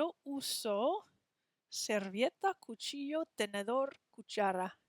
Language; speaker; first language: Spanish; non-native, fluent; English